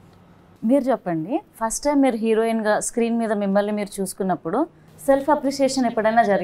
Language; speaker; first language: Telugu; native; Telugu